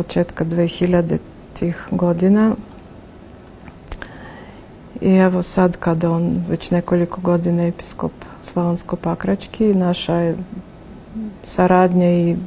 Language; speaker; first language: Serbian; non-native, fluent; Russian